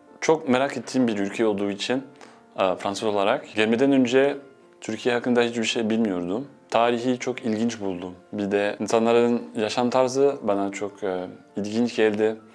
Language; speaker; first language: Turkish; non-native, fluent; French